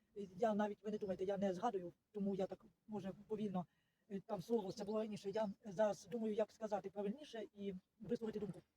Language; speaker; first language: Ukrainian; non-native, local second language; Russian